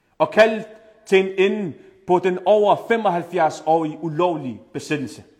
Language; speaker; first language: Danish; early bilingual, other home language; Arabic